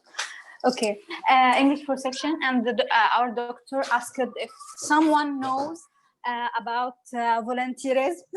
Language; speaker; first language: English; non-native, learner; Arabic